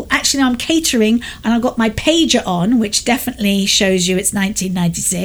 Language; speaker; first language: English; native; English